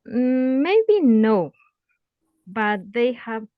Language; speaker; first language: English; non-native, learner; Spanish